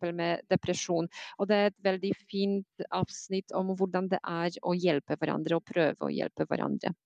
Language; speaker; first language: Norwegian; non-native, fluent; Polish